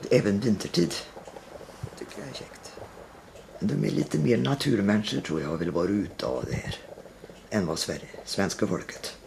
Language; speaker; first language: Swedish; native; Swedish